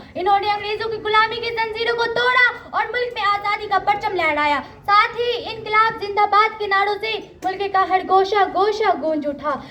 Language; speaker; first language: Urdu; native; Urdu